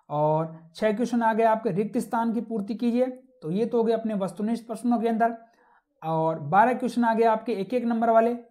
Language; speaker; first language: Hindi; native; Hindi